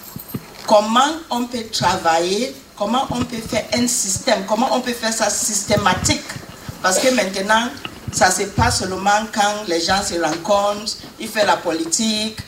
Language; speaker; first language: French; non-native, fluent; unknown